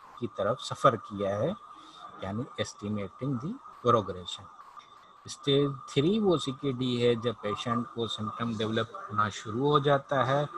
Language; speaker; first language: Urdu; native; Urdu